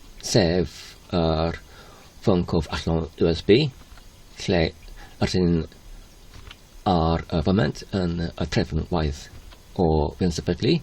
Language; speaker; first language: Welsh; non-native, learner; Polish